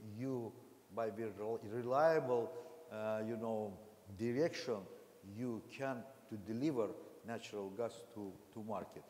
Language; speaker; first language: English; non-native, learner; Azerbaijani